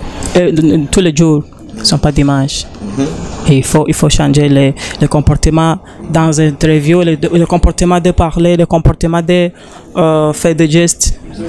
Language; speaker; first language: French; non-native, learner; Rundi